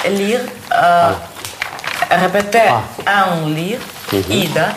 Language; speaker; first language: French; non-native, learner; Russian